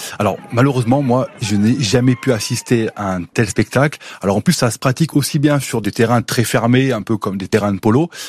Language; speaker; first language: French; native; French